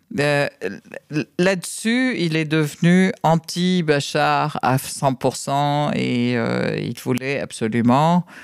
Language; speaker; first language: French; non-native, fluent; Arabic